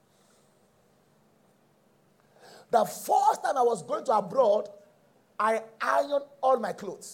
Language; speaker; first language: English; non-native, local second language; Yoruba